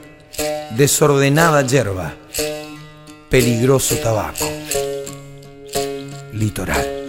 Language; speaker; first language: Spanish; native; Spanish